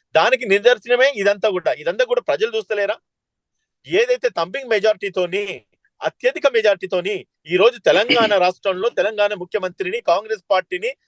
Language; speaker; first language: Telugu; native; Telugu